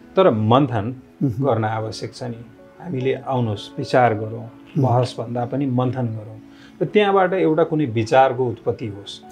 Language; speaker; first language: Nepali; non-native, local second language; Maithili